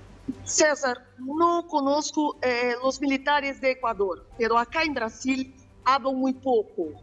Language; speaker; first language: Spanish; non-native, fluent; Portuguese